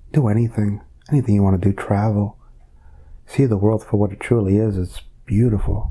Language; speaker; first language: English; native; English